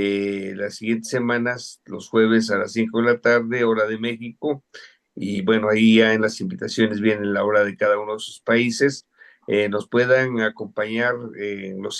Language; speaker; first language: Spanish; native; Spanish